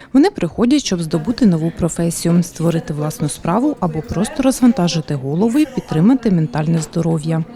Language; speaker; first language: Ukrainian; native; Ukrainian